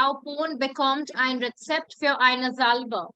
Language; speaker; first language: German; non-native, fluent; Hindi